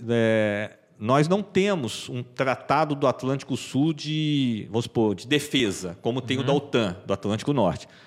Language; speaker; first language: Portuguese; native; Portuguese